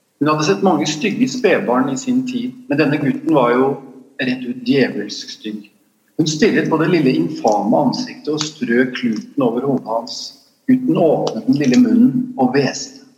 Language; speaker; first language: Norwegian; native; Norwegian